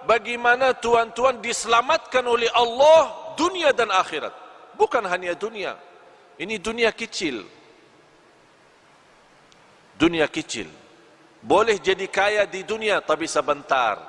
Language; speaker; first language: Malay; non-native, fluent; Arabic